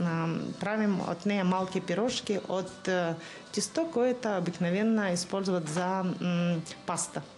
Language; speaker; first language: Bulgarian; non-native, learner; Russian